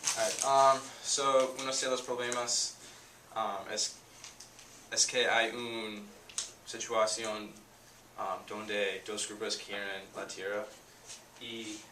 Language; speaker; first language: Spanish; non-native, learner; English